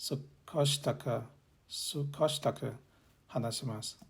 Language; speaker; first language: Japanese; non-native, learner; English